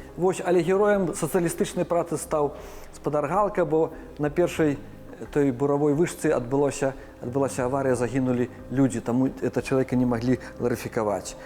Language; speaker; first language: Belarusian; non-native, local second language; Russian